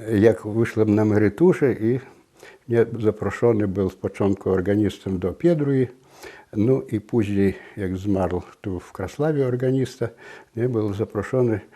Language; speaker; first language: Polish; non-native, local second language; Belarusian